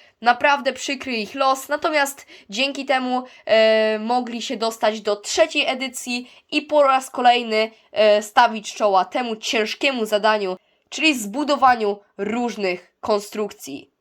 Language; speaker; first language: Polish; native; Polish